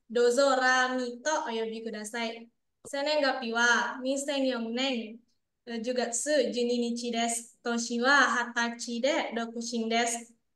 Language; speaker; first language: Japanese; non-native, learner; Indonesian